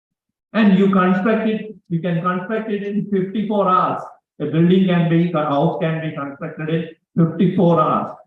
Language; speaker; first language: English; non-native, local second language; Malayalam